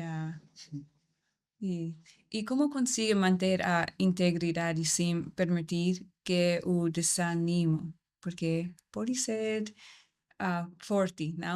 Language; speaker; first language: Portuguese; non-native, learner; English